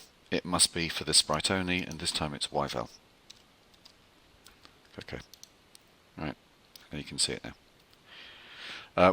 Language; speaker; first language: English; native; English